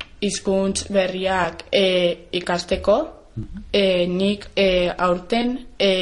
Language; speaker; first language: Basque; non-native, learner; Spanish